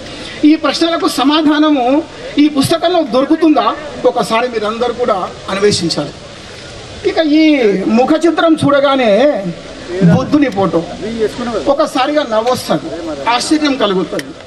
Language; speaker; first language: Telugu; native; Telugu